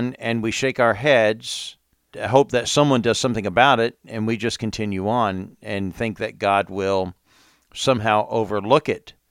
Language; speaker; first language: English; native; English